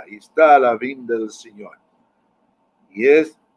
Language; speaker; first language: Spanish; non-native, fluent; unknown